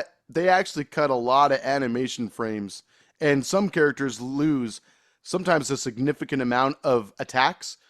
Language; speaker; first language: English; native; English